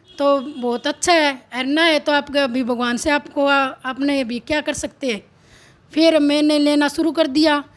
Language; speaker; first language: Hindi; native; Hindi